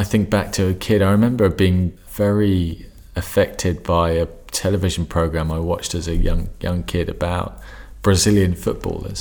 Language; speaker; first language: English; native; English